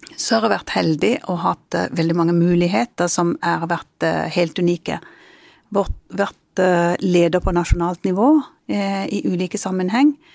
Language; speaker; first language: Norwegian; early bilingual, other home language; Punjabi